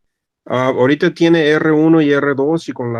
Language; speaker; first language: Spanish; native; Spanish